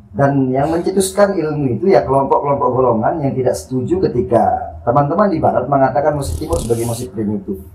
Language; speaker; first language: Indonesian; non-native, local second language; Sasak